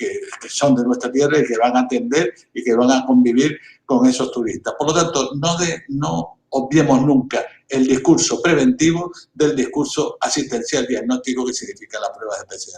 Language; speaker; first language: Spanish; native; Spanish